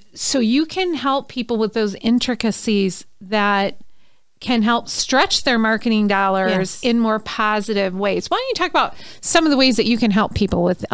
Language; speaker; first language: English; native; English